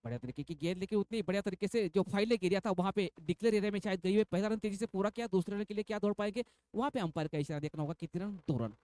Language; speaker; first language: Hindi; non-native, local second language; Marathi